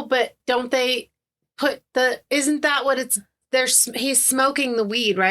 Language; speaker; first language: English; native; English